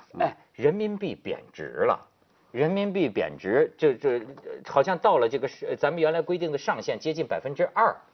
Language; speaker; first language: Chinese; native; Chinese